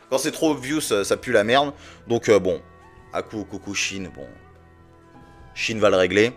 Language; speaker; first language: French; native; French